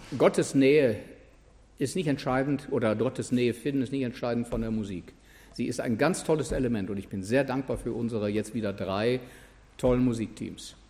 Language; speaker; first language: German; native; German